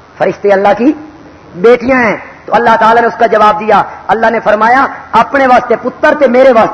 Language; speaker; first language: Urdu; non-native, local second language; Punjabi